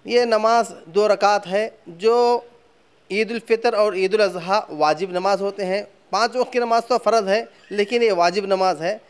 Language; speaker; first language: Hindi; non-native, local second language; Urdu